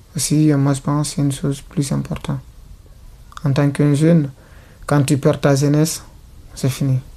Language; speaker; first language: French; non-native, local second language; Fula